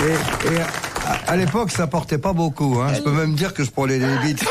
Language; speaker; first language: French; native; French